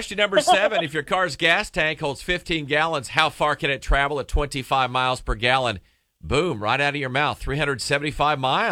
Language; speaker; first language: English; native; English